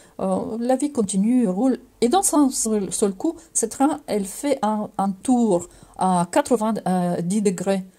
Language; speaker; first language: French; non-native, fluent; Russian